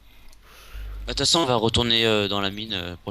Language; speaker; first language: French; native; French